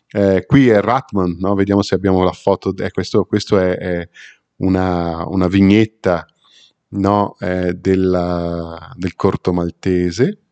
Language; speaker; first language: Italian; non-native, fluent; Portuguese